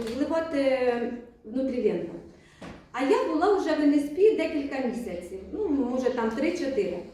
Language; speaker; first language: Ukrainian; non-native, local second language; Russian